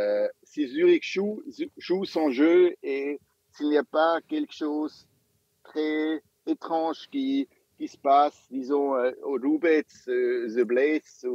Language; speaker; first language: French; non-native, local second language; German